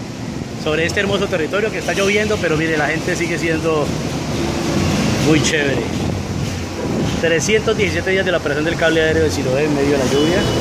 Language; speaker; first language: Spanish; native; Spanish